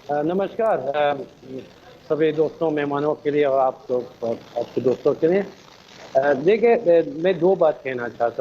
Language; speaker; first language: Hindi; non-native, fluent; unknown